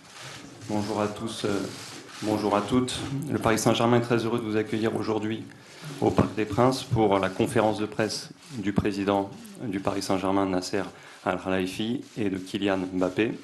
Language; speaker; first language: French; native; French